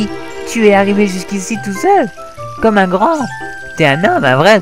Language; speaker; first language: French; native; French